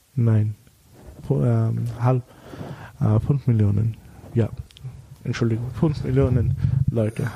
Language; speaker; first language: German; non-native, learner; Bangla